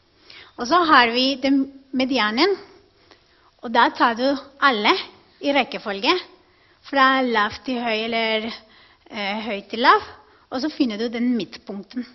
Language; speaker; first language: Norwegian; non-native, fluent; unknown